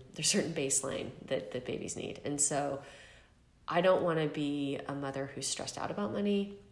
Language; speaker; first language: English; native; English